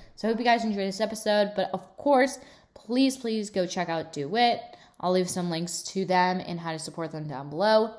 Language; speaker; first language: English; native; English